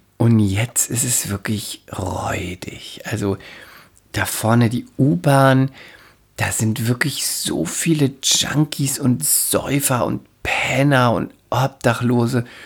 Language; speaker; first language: German; non-native, fluent; Spanish